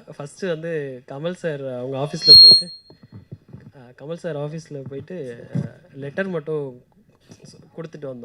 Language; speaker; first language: Tamil; native; Tamil